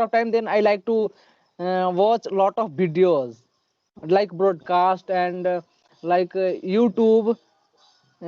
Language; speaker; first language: English; non-native, learner; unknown